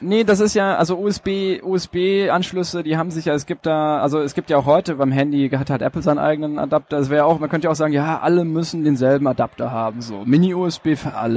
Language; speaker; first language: German; native; German